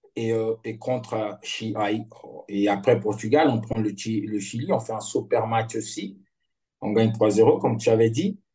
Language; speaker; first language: French; non-native, fluent; Portuguese